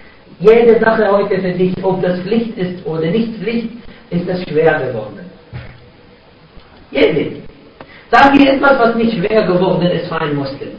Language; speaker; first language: German; non-native, fluent; Arabic